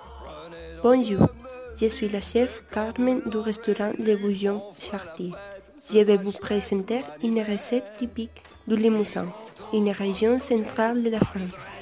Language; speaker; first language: French; non-native, learner; Spanish